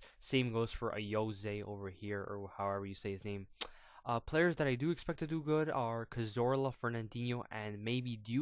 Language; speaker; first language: English; native; English